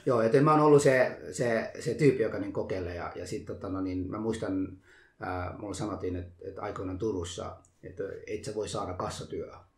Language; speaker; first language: Finnish; non-native, fluent; Somali